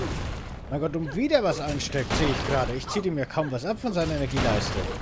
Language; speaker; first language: German; native; German